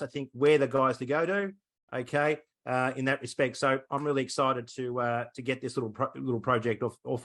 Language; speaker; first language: English; native; English